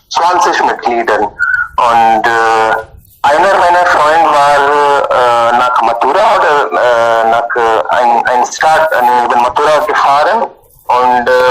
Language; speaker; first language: German; non-native, learner; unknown